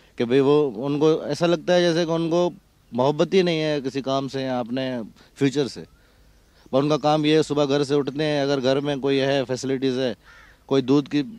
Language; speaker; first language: Urdu; non-native, local second language; Sindhi